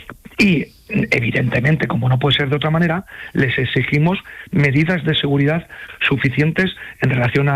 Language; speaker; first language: Spanish; native; Spanish